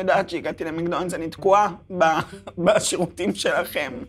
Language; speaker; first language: Hebrew; native; Hebrew